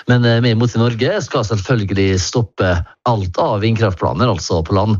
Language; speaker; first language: Norwegian; native; Norwegian